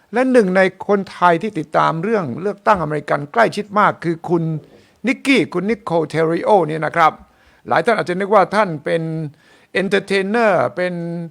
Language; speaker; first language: Thai; native; Thai